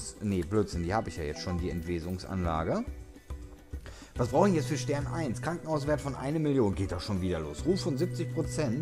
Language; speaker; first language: German; native; German